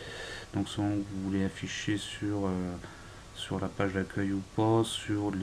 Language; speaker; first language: French; native; French